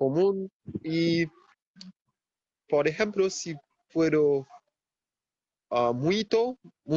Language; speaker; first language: Spanish; non-native, fluent; Haitian Creole